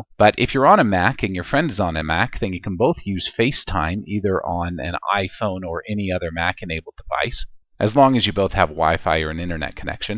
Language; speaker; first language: English; native; English